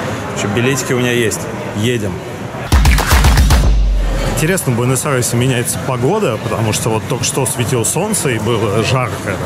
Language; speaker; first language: Russian; native; Russian